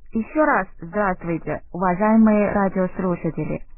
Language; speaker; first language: Russian; non-native, fluent; Chinese